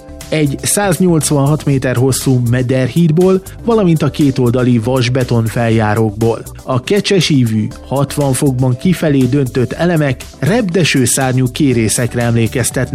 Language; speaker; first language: Hungarian; native; Hungarian